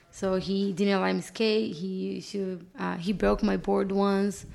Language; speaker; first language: English; non-native, fluent; Portuguese